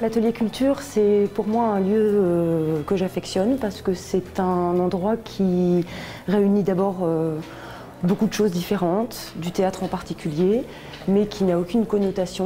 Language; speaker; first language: French; native; French